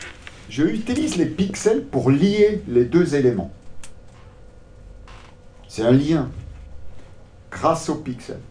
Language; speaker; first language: French; non-native, local second language; German